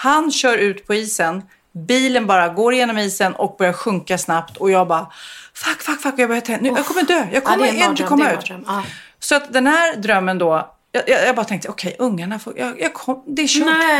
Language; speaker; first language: Swedish; native; Swedish